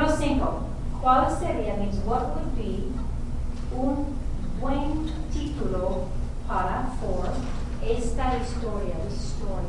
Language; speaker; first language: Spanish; non-native, fluent; English